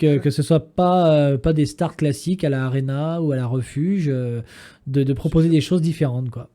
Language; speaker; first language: French; native; French